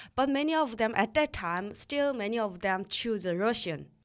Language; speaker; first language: English; early bilingual, other home language; Korean